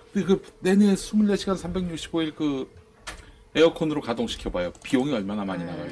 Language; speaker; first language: Korean; native; Korean